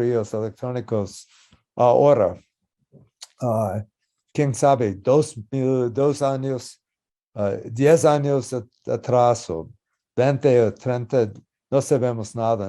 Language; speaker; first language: Spanish; non-native, learner; English